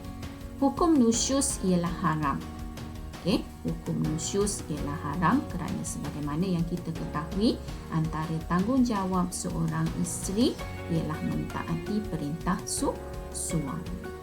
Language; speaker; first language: Malay; native; Malay